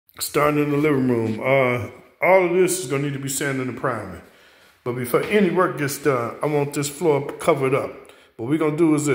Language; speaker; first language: English; native; English